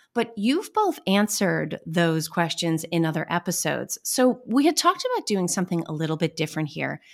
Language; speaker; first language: English; native; English